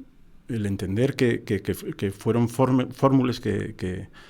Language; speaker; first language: Spanish; native; Spanish